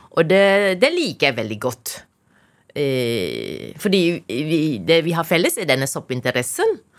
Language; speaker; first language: Norwegian; non-native, fluent; Chinese